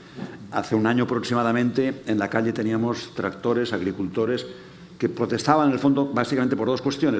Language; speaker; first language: Spanish; native; Spanish